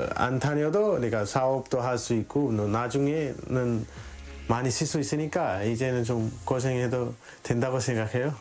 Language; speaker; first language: Korean; non-native, fluent; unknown